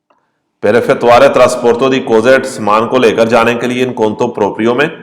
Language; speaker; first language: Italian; non-native, fluent; Urdu